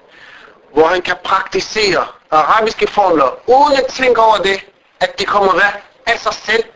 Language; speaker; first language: Danish; non-native, fluent; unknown